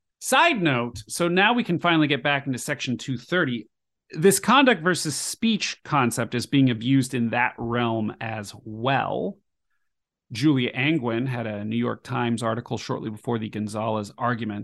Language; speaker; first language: English; native; English